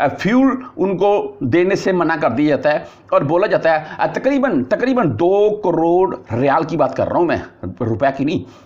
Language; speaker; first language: Urdu; non-native, local second language; Punjabi